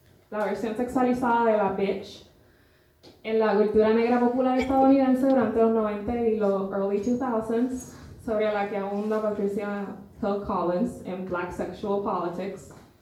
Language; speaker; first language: Spanish; native; Spanish